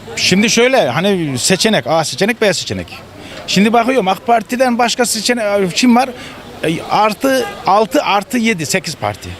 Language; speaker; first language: Turkish; native; Turkish